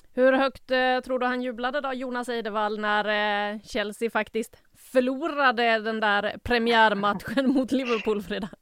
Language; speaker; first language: Swedish; native; Swedish